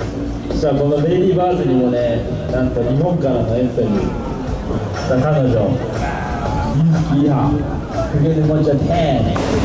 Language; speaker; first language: Japanese; native; Japanese